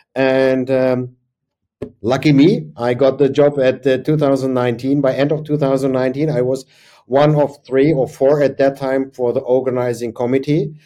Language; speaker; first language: English; non-native, fluent; German